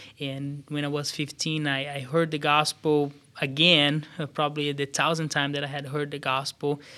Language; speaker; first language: English; non-native, fluent; Portuguese